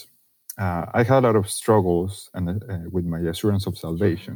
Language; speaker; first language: English; non-native, fluent; Spanish